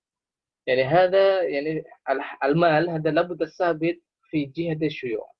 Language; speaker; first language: Arabic; non-native, fluent; Indonesian